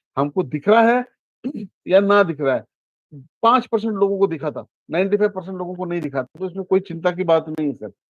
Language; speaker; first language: Hindi; native; Hindi